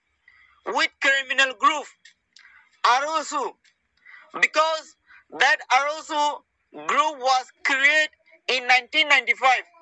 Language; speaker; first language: English; non-native, learner; Rohingya